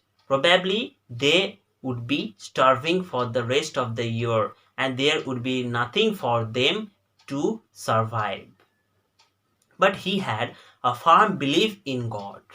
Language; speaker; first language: English; non-native, local second language; Bangla